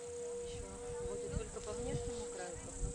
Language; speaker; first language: Russian; native; Russian